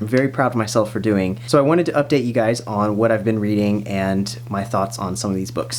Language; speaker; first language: English; native; English